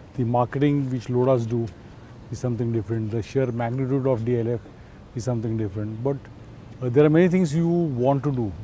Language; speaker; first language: English; non-native, local second language; Marathi